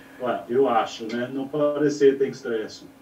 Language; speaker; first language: Portuguese; non-native, learner; English